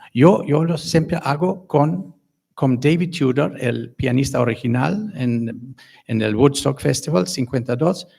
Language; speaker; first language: Spanish; non-native, fluent; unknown